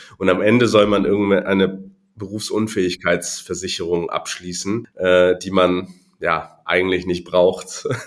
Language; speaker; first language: German; non-native, fluent; Cantonese